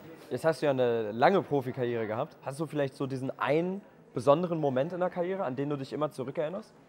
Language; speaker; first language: German; native; German